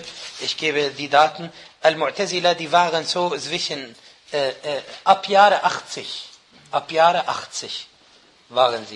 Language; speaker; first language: German; non-native, fluent; Arabic